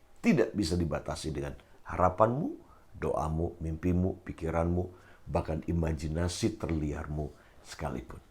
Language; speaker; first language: Indonesian; native; Indonesian